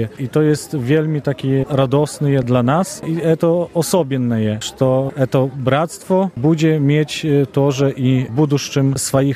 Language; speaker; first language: Polish; non-native, local second language; Belarusian